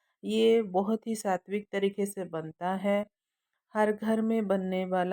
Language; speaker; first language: Hindi; non-native, local second language; Odia